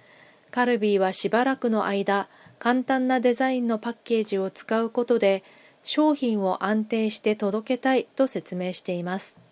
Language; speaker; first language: Japanese; non-native, fluent; Korean